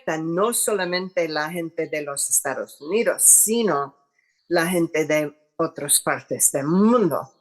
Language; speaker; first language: Spanish; non-native, fluent; English